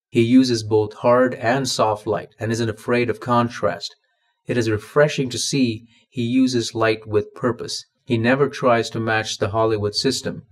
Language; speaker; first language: English; non-native, local second language; Malayalam